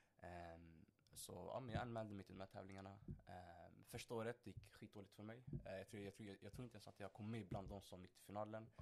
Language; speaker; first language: Swedish; early bilingual, other home language; Somali